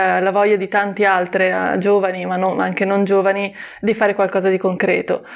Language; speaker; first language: Italian; native; Italian